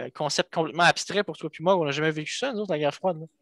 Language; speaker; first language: French; native; French